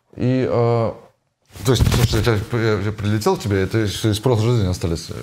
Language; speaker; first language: Russian; native; Russian